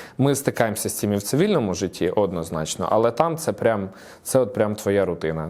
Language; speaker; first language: Ukrainian; native; Ukrainian